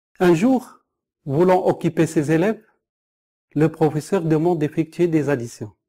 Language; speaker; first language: French; non-native, local second language; Arabic